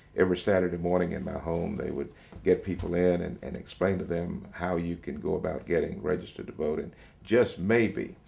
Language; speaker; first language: English; native; English